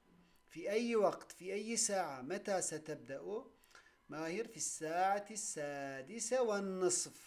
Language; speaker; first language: Arabic; non-native, fluent; Turkish